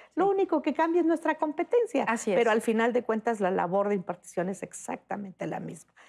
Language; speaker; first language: Spanish; native; Spanish